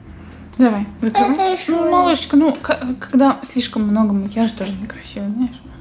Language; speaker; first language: Russian; native; Russian